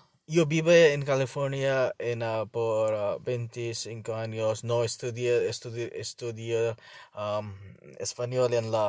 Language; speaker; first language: Spanish; non-native, learner; Bangla